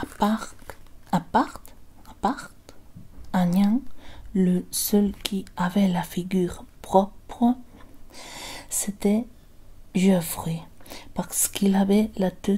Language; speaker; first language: French; non-native, learner; Spanish